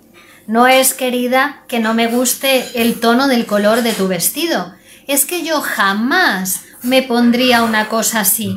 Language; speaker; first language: Spanish; native; Spanish